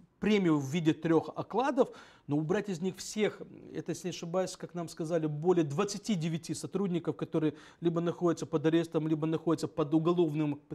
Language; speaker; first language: Russian; native; Russian